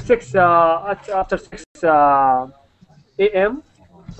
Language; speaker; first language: English; non-native, learner; Arabic